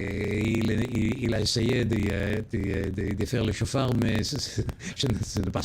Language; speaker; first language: French; non-native, learner; Hebrew